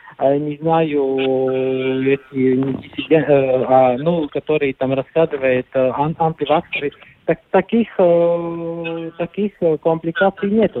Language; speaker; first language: Russian; non-native, local second language; Latvian